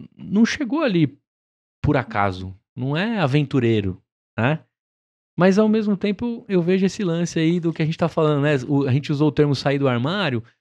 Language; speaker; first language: Portuguese; native; Portuguese